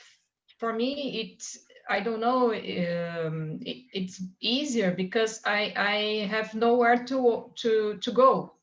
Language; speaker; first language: English; non-native, fluent; Portuguese